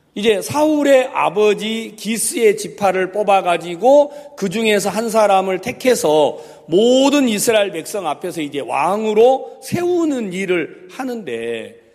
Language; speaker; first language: Korean; native; Korean